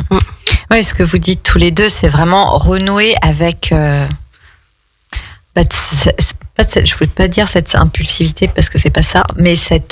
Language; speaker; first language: French; native; French